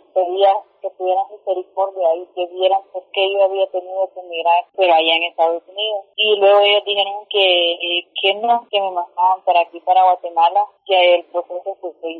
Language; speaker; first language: Spanish; native; Spanish